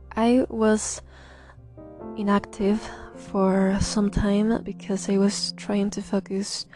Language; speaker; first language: English; non-native, fluent; Spanish